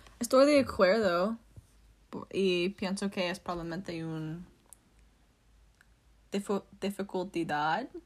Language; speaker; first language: Spanish; non-native, learner; English